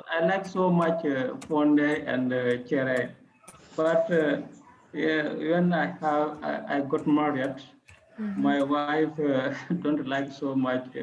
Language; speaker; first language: English; non-native, learner; French